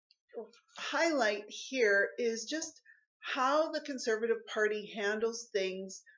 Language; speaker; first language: English; native; English